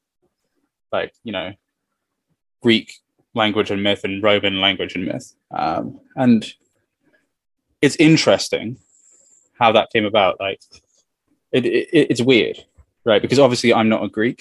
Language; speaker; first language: English; native; English